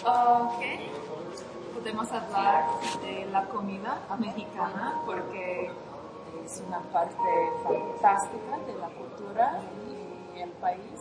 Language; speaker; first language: Spanish; non-native, fluent; English